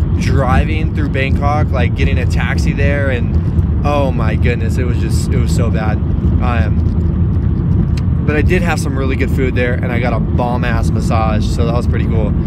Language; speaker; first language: English; native; English